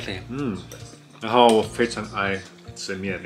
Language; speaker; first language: Chinese; non-native, learner; German